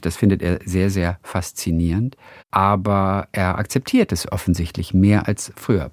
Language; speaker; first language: German; native; German